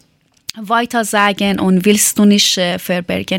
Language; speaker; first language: German; non-native, learner; Persian